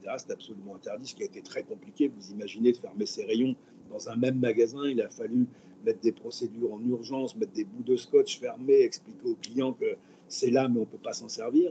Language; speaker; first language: French; native; French